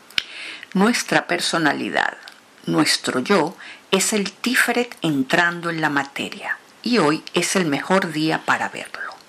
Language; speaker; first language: Spanish; native; Spanish